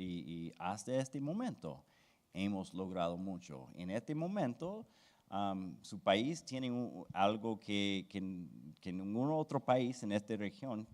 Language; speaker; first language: Spanish; non-native, fluent; English